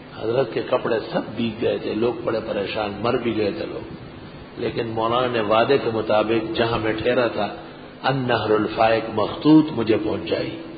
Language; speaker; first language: Urdu; non-native, local second language; Pashto